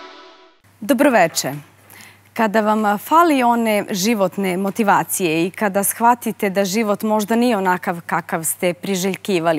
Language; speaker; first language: Bosnian; native; Bosnian